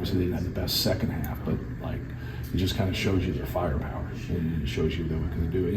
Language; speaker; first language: English; native; English